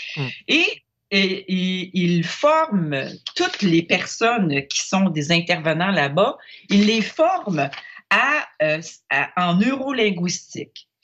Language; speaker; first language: French; native; French